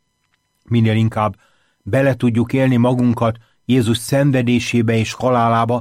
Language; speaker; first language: Hungarian; native; Hungarian